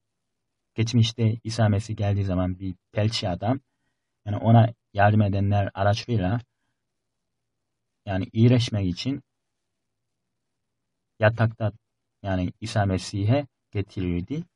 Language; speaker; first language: Turkish; non-native, fluent; Korean